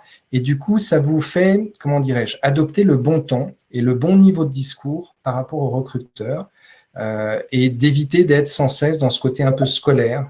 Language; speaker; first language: French; native; French